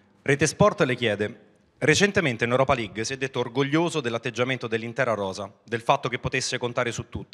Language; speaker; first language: Italian; native; Italian